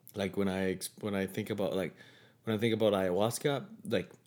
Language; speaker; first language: English; non-native, fluent; Spanish